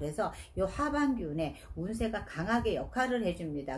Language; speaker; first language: Korean; native; Korean